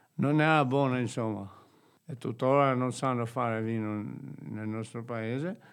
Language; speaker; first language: Italian; non-native, fluent; Albanian